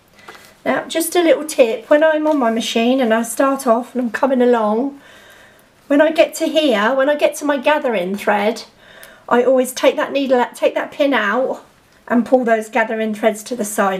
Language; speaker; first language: English; native; English